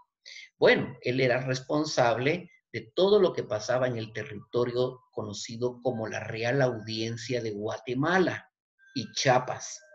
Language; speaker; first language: Spanish; native; Spanish